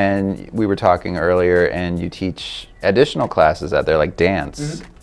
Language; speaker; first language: English; native; English